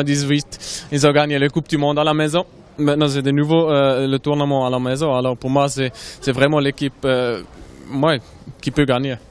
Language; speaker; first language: French; non-native, local second language; German